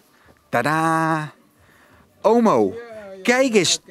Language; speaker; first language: Dutch; native; Dutch